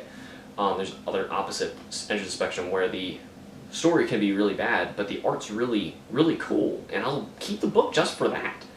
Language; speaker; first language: English; native; English